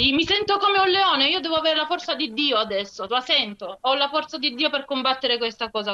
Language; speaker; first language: Italian; native; Italian